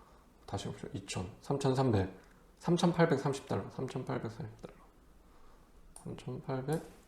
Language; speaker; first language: Korean; native; Korean